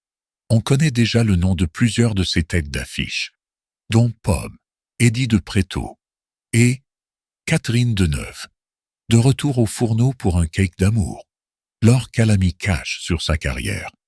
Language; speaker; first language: French; native; French